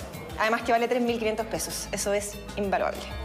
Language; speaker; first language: Spanish; native; Spanish